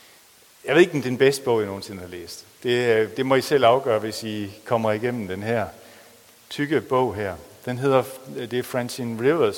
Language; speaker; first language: Danish; native; Danish